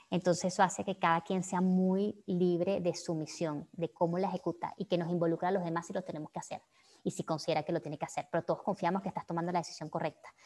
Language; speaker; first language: Spanish; native; Spanish